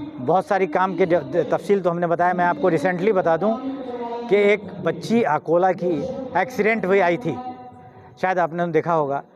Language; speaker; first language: Hindi; native; Hindi